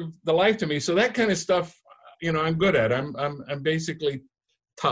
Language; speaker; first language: English; native; English